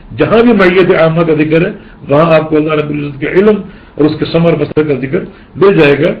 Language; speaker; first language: Urdu; native; Urdu